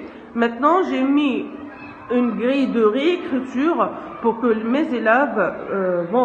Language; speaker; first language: French; non-native, local second language; Arabic